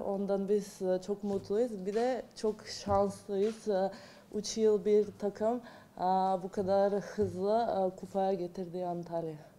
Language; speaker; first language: Turkish; non-native, learner; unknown